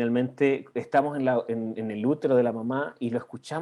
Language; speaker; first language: Spanish; native; Spanish